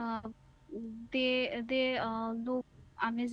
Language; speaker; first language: English; non-native, learner; Bangla